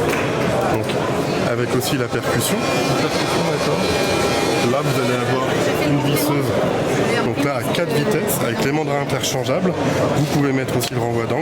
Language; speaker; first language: French; native; French